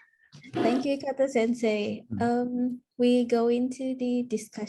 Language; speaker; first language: English; non-native, fluent; Indonesian